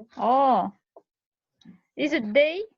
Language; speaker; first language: English; non-native, learner; Russian